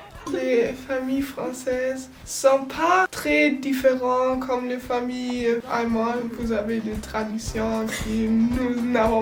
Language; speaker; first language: French; non-native, learner; German